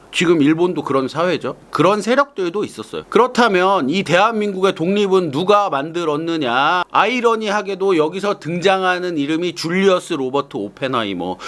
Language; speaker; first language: Korean; native; Korean